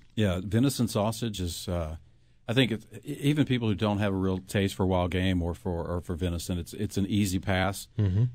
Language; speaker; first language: English; native; English